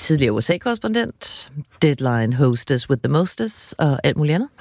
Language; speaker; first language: Danish; native; Danish